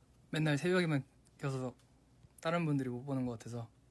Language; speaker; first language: Korean; early bilingual, heritage; Korean